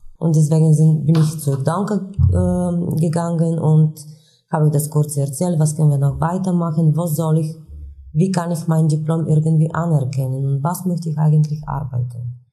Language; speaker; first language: German; non-native, fluent; Bulgarian